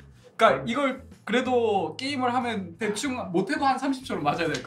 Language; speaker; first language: Korean; native; Korean